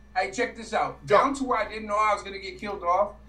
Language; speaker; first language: English; native; English